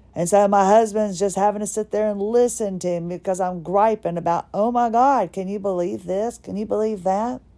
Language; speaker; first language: English; early bilingual, other home language; Swedish